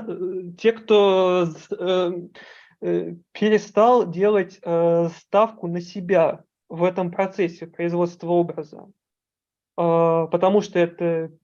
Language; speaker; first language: Russian; native; Russian